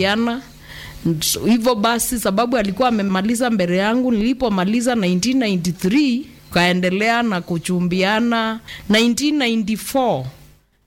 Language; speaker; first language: Swahili; non-native, local second language; Kamba